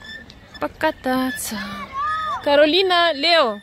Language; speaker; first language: Russian; native; Russian